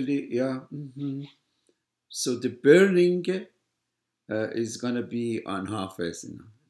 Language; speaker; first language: English; non-native, fluent; Persian